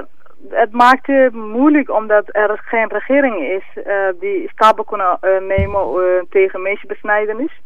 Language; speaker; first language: Dutch; non-native, fluent; Somali